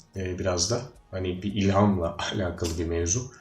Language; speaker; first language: Turkish; native; Turkish